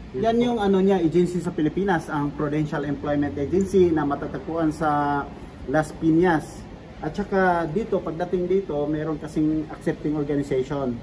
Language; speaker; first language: Filipino; native; Filipino